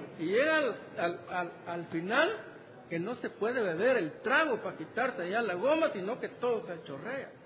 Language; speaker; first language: Spanish; native; Spanish